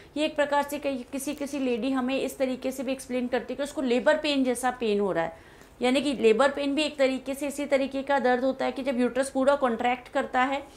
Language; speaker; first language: Hindi; native; Hindi